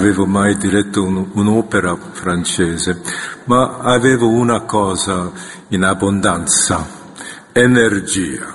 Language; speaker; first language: Italian; non-native, fluent; Korean